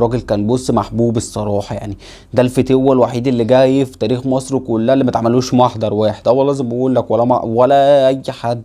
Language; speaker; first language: Arabic; native; Arabic